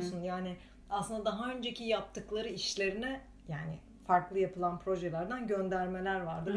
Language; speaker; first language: Turkish; non-native, fluent; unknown